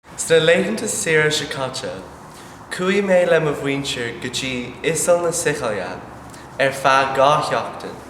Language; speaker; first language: Irish; non-native, local second language; English